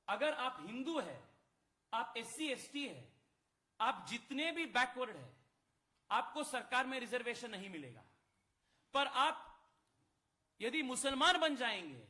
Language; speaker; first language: Hindi; non-native, local second language; Kannada